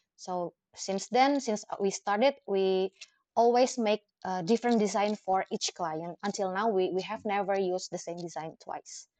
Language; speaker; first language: English; non-native, fluent; Indonesian